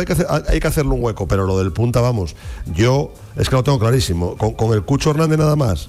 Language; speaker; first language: Spanish; native; Spanish